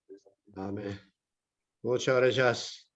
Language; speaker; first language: Spanish; non-native, learner; Korean